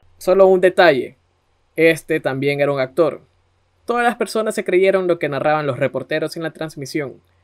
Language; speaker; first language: Spanish; native; Spanish